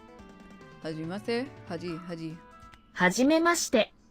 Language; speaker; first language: Japanese; non-native, learner; English